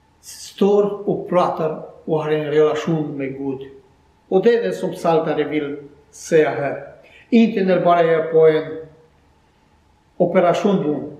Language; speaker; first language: Swedish; non-native, fluent; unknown